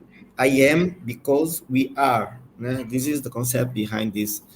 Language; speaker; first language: English; non-native, learner; Portuguese